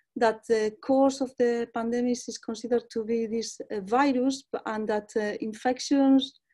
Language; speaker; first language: English; non-native, fluent; Spanish